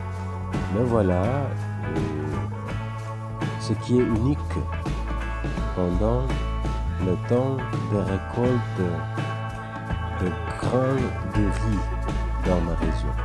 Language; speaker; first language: French; non-native, fluent; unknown